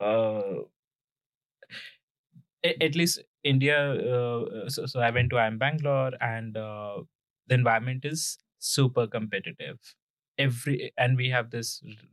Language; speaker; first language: English; non-native, local second language; Punjabi